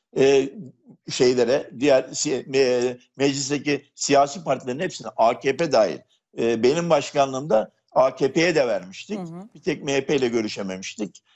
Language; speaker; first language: Turkish; native; Turkish